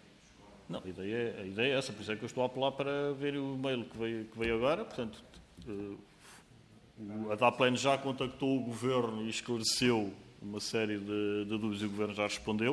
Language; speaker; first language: Portuguese; native; Portuguese